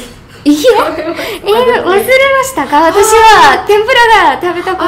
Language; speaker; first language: Japanese; non-native, learner; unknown